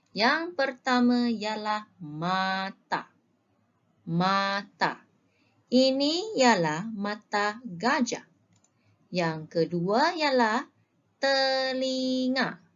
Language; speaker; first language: Malay; non-native, local second language; Chinese